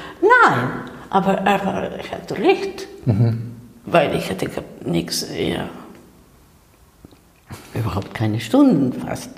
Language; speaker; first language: German; non-native, fluent; Spanish